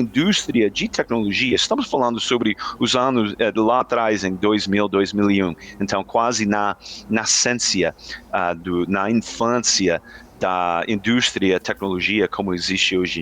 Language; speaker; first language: Portuguese; non-native, fluent; English